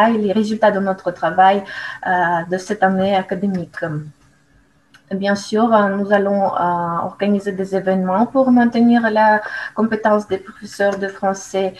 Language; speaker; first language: French; non-native, fluent; Russian